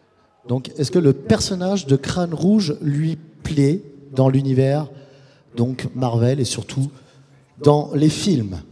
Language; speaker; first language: French; native; French